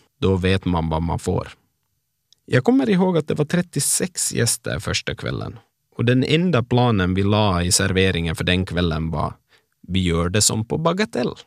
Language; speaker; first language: Swedish; native; Swedish